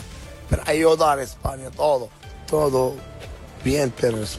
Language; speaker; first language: Spanish; non-native, learner; Arabic